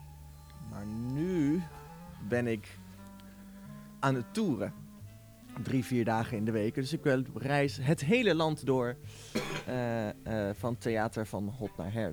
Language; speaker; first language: Dutch; native; Dutch